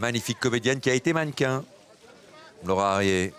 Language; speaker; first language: French; native; French